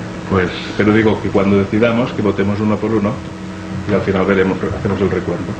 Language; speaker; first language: Spanish; native; Spanish